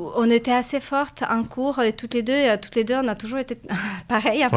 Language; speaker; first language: French; non-native, fluent; Latvian